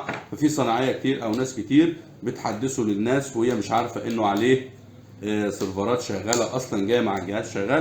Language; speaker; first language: Arabic; native; Arabic